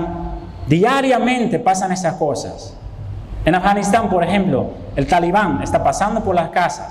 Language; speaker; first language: Spanish; non-native, fluent; Dutch